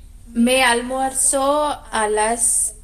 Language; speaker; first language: Spanish; non-native, learner; Hindi